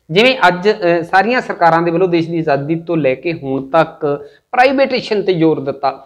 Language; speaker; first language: Punjabi; native; Punjabi